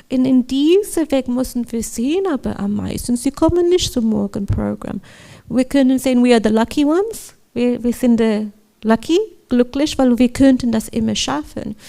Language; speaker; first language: German; non-native, learner; English